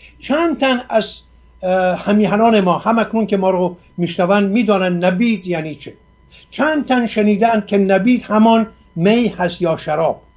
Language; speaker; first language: Persian; non-native, local second language; Assyrian Neo-Aramaic